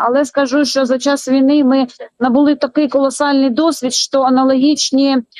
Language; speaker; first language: Ukrainian; native; Ukrainian